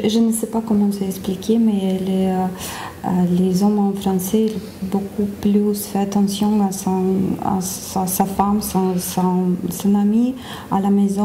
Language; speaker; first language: French; non-native, learner; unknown